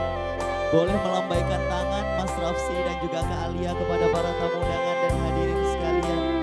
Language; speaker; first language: Indonesian; native; Indonesian